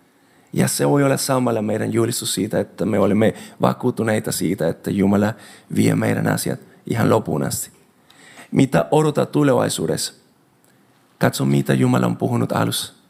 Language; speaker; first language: Finnish; non-native, fluent; Spanish